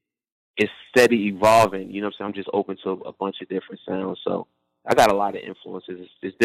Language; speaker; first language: English; native; English